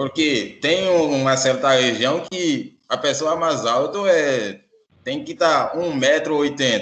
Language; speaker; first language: Portuguese; non-native, fluent; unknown